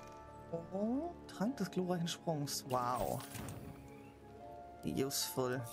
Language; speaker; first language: German; native; German